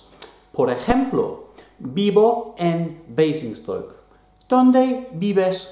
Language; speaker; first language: Spanish; non-native, fluent; English